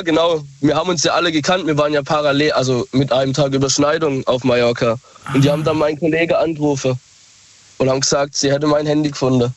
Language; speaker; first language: German; native; German